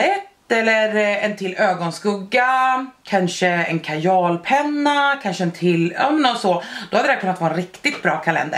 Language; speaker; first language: Swedish; native; Swedish